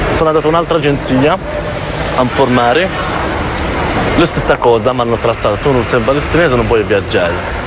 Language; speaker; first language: Italian; non-native, fluent; Arabic